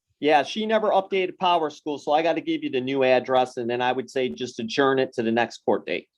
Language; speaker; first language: English; native; English